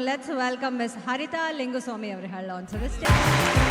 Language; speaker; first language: Tamil; native; Tamil